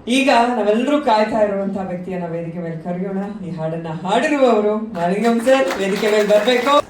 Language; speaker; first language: Kannada; native; Kannada